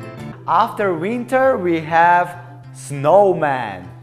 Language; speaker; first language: English; non-native, learner; Tajik